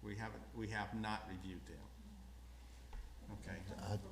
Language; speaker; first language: English; native; English